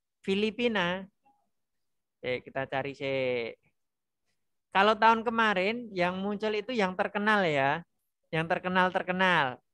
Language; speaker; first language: Indonesian; non-native, local second language; Javanese